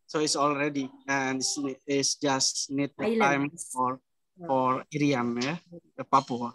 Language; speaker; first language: English; non-native, learner; Indonesian